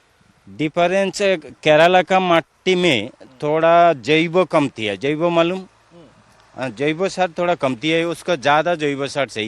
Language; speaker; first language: Hindi; non-native, local second language; Odia